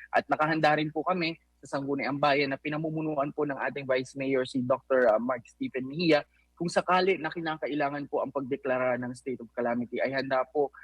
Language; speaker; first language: Filipino; non-native, local second language; Pangasinan